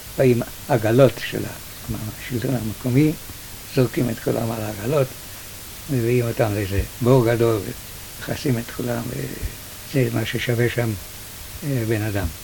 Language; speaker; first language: Hebrew; early bilingual, other home language; Yiddish